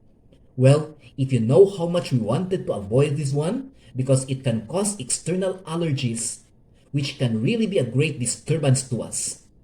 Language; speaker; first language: English; non-native, local second language; Hiligaynon